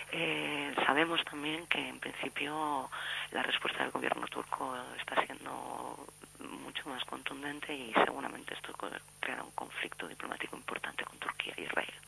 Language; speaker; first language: Spanish; native; Spanish